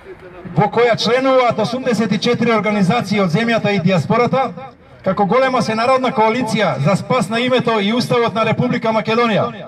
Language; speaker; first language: Macedonian; native; Macedonian